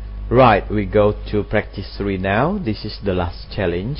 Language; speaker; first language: English; non-native, fluent; Indonesian